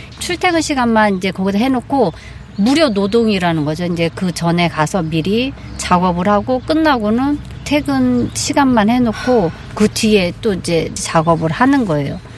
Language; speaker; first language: Korean; native; Korean